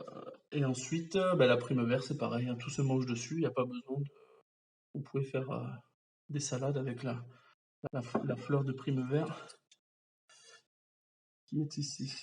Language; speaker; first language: French; native; French